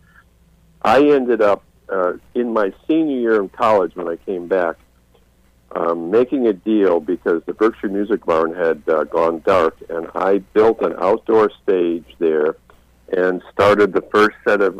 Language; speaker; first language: English; native; English